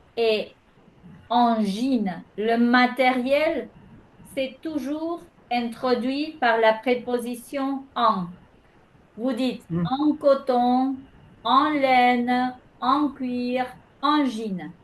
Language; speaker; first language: French; non-native, fluent; Spanish